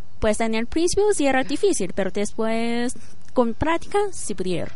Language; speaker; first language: Spanish; non-native, learner; Chinese